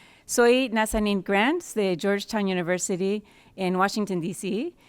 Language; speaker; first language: Spanish; non-native, fluent; English